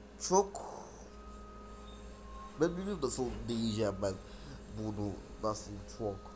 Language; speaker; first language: Turkish; non-native, learner; Russian